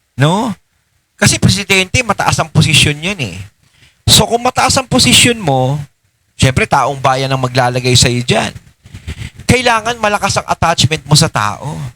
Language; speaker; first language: Filipino; native; Filipino